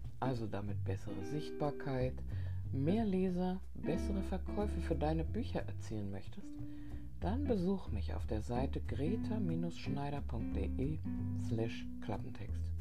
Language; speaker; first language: German; native; German